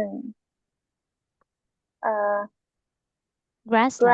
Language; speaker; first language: English; non-native, learner; Vietnamese